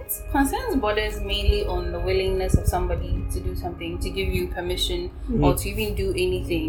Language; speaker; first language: English; non-native, local second language; Ewe